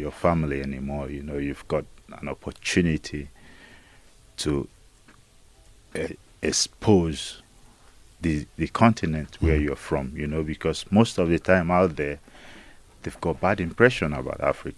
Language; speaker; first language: English; non-native, local second language; Igbo